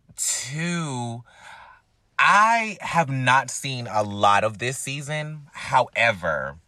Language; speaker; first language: English; native; English